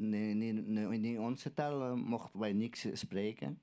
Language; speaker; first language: Dutch; non-native, learner; Aymara